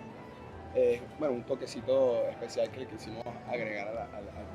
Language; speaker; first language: Spanish; native; Spanish